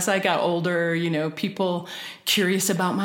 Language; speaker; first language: English; native; English